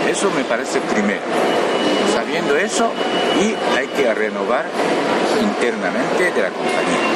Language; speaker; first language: Spanish; non-native, fluent; Japanese